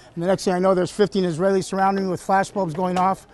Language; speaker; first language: English; native; English